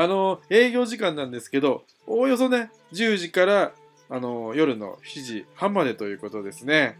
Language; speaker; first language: Japanese; native; Japanese